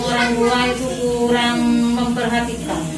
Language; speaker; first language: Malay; non-native, local second language; Madurese